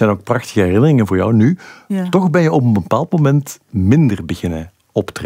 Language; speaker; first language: Dutch; native; Dutch